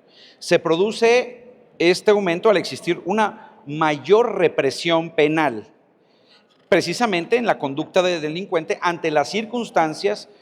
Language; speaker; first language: Spanish; native; Spanish